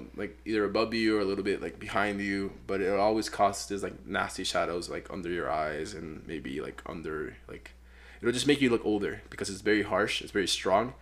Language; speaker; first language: English; non-native, fluent; Spanish